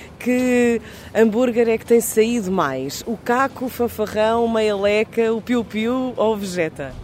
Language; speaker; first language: Portuguese; native; Portuguese